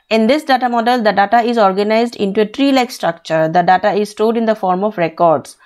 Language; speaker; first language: English; non-native, local second language; Assamese